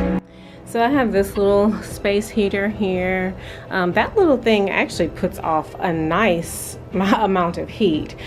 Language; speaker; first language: English; native; English